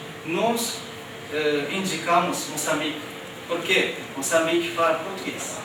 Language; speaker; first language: Portuguese; non-native, fluent; Japanese